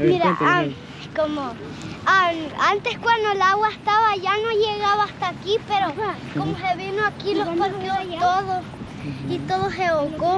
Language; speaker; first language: Spanish; early bilingual, other home language; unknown